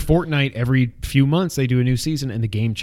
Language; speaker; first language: English; native; English